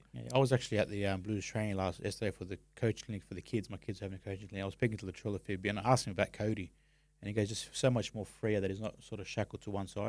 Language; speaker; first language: English; native; English